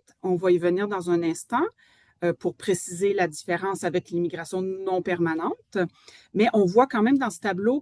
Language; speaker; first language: French; native; French